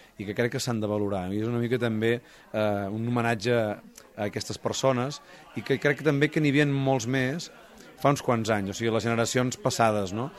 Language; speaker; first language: Catalan; native; Catalan